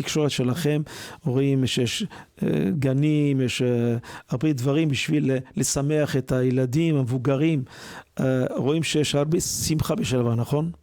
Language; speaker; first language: Hebrew; non-native, learner; French